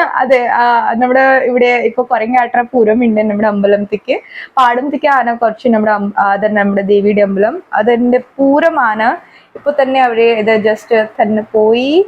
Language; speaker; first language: Malayalam; non-native, learner; Hindi